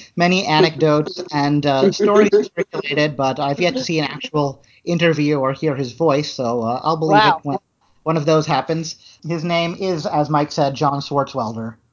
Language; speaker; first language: English; native; English